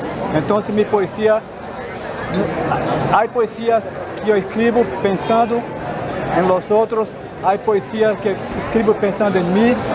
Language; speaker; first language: Spanish; non-native, fluent; Portuguese